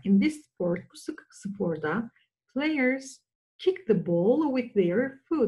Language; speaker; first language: English; non-native, fluent; Turkish